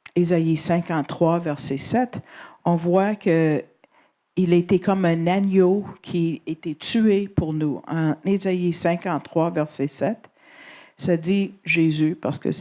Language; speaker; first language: French; non-native, fluent; English